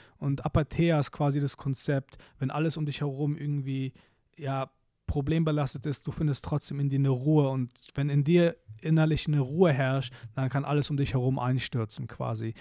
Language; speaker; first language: German; early bilingual, other home language; Polish